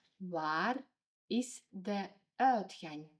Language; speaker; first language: Dutch; non-native, fluent; Ukrainian